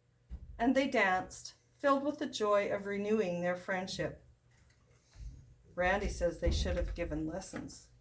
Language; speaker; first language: English; native; English